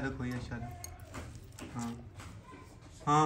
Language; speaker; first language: Turkish; non-native, learner; Urdu